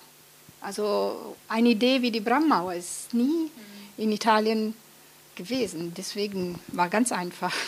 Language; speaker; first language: German; non-native, fluent; Italian